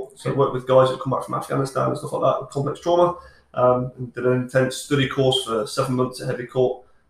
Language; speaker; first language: English; native; English